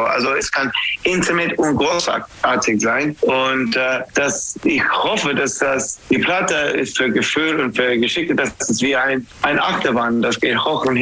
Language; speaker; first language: German; non-native, learner; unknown